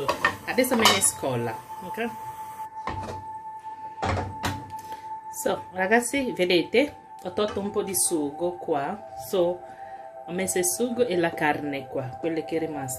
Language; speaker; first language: Italian; non-native, learner; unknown